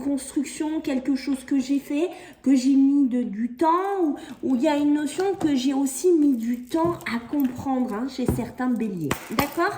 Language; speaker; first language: French; native; French